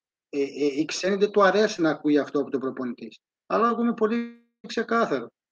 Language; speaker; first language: Greek; non-native, fluent; Portuguese